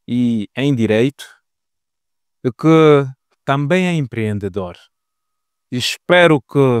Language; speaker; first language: Portuguese; native; Portuguese